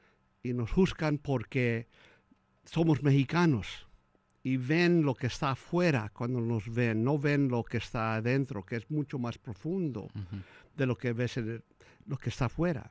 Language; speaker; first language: Spanish; early bilingual, heritage; Spanish